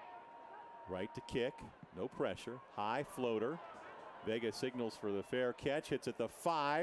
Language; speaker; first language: English; native; English